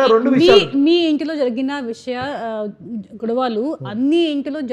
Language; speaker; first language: Telugu; non-native, learner; Hindi